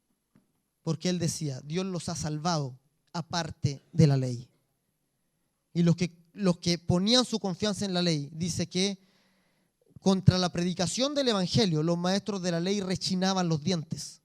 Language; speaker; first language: Spanish; native; Spanish